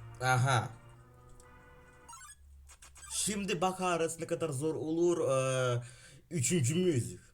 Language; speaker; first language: Turkish; non-native, learner; Ukrainian